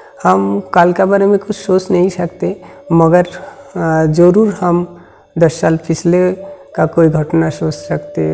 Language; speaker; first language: Hindi; non-native, local second language; Bangla